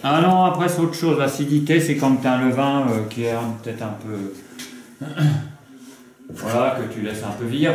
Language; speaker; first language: French; native; French